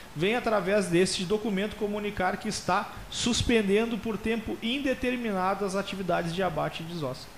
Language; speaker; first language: Portuguese; native; Portuguese